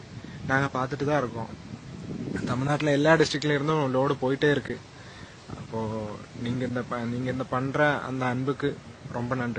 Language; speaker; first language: Tamil; non-native, local second language; Malayalam